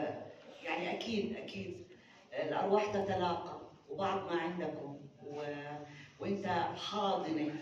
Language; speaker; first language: Arabic; native; Arabic